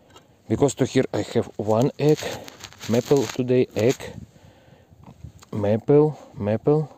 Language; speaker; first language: English; non-native, learner; Russian